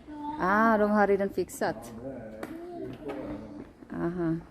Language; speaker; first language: Swedish; non-native, learner; Filipino